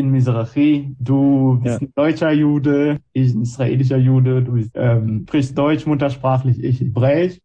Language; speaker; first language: German; non-native, fluent; Hebrew